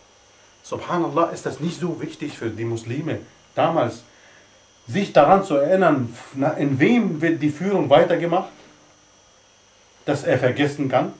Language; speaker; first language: German; non-native, fluent; Arabic